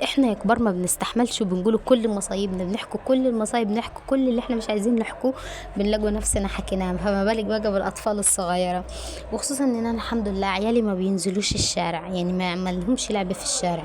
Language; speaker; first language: Arabic; native; Arabic